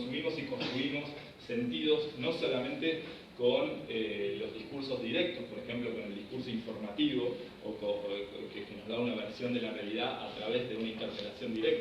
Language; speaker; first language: Spanish; native; Spanish